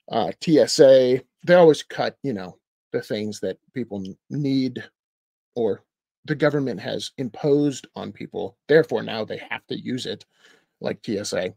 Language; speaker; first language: English; native; English